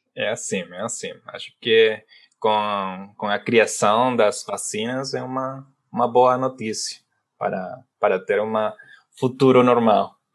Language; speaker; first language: Portuguese; non-native, fluent; Spanish